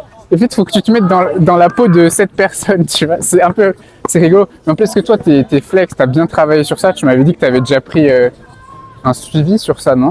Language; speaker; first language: French; native; French